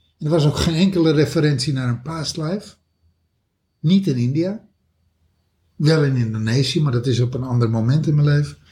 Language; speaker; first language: Dutch; early bilingual, other home language; German